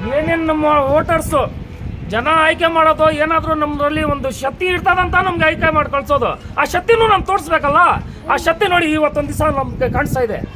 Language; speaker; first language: Kannada; non-native, local second language; Urdu